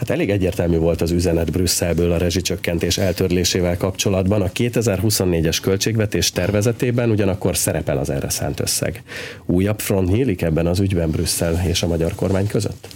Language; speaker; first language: Hungarian; native; Hungarian